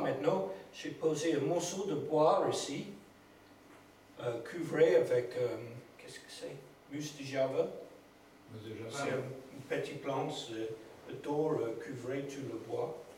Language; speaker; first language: French; non-native, learner; English